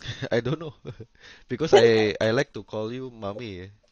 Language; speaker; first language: English; non-native, learner; Indonesian